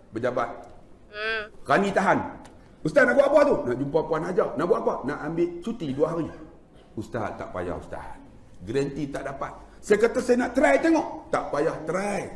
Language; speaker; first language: Malay; native; Malay